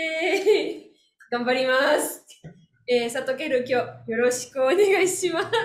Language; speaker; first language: Japanese; non-native, learner; Spanish